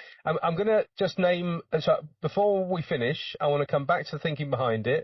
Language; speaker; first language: English; native; English